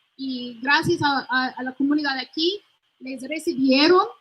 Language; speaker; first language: Spanish; non-native, fluent; English